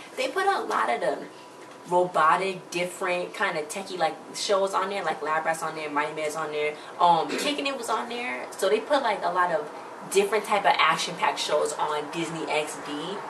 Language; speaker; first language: English; native; English